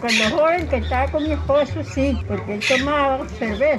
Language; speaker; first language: Spanish; native; Spanish